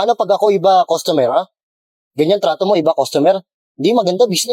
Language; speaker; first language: Filipino; non-native, learner; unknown